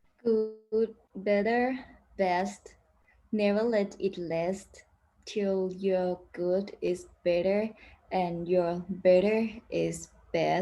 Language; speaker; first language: English; non-native, learner; Thai